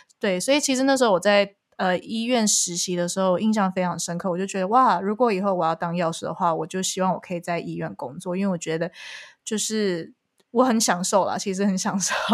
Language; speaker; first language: Chinese; early bilingual, heritage; Chinese